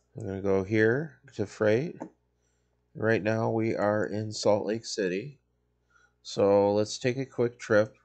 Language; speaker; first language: English; native; English